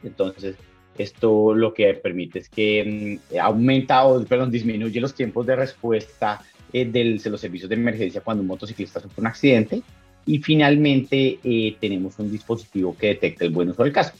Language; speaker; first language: Spanish; native; Spanish